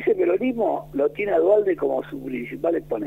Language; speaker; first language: Spanish; native; Spanish